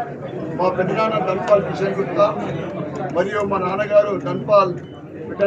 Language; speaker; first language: Telugu; native; Telugu